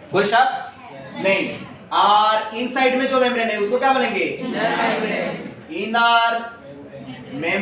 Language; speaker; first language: Hindi; non-native, local second language; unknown